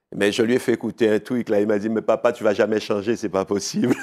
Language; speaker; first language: French; native; French